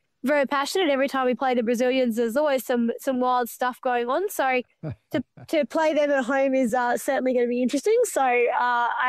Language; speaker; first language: English; native; English